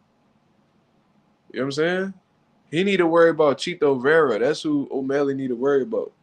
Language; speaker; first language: English; native; English